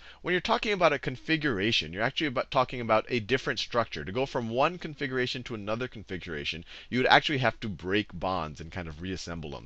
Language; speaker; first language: English; native; English